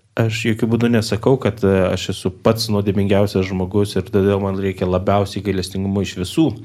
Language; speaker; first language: Lithuanian; native; Lithuanian